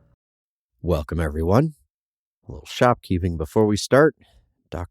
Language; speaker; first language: English; native; English